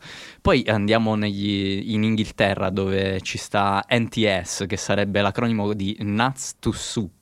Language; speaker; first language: Italian; native; Italian